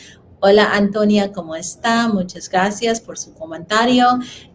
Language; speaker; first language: Spanish; non-native, learner; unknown